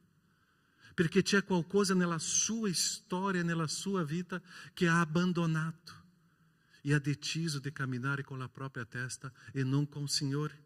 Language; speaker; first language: Italian; non-native, fluent; Portuguese